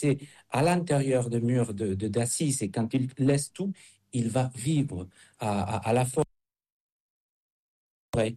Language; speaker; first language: French; non-native, fluent; Spanish